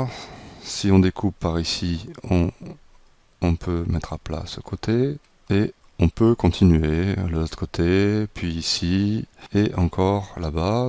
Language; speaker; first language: French; native; French